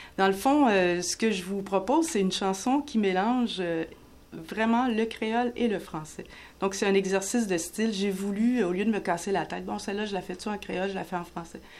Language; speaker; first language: French; native; French